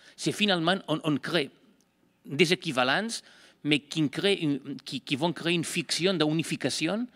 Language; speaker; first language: French; non-native, fluent; Spanish